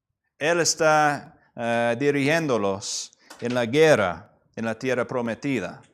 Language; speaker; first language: Spanish; non-native, fluent; English